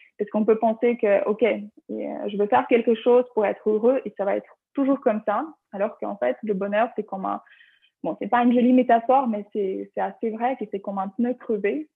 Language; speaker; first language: French; non-native, fluent; Ukrainian